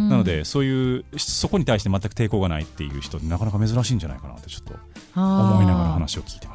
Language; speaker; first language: Japanese; native; Japanese